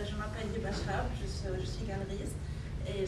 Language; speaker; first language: French; non-native, local second language; Arabic